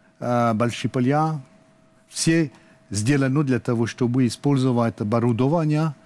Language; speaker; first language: Russian; non-native, learner; French